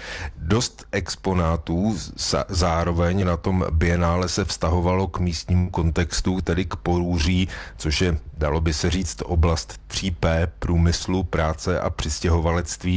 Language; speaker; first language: Czech; native; Czech